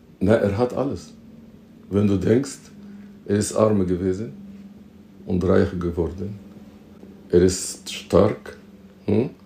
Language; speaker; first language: German; non-native, fluent; Arabic